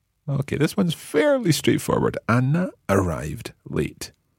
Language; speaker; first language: English; native; English